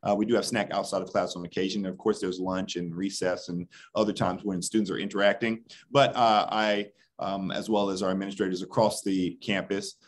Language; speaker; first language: English; native; English